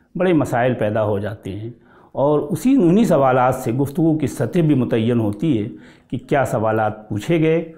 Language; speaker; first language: Hindi; native; Hindi